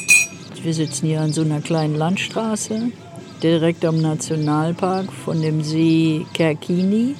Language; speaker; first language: German; native; German